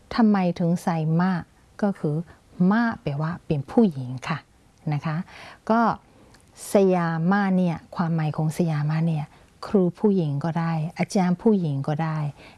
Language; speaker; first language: Thai; non-native, fluent; Burmese